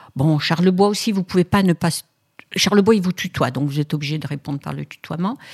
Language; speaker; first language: French; native; French